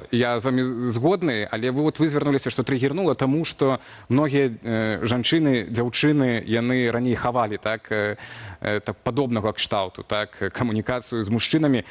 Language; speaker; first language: Belarusian; native; Belarusian